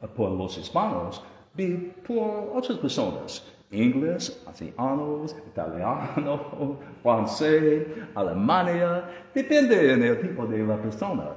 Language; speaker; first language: Spanish; non-native, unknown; English